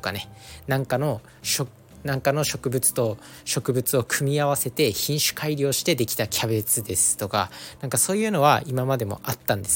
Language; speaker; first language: Japanese; native; Japanese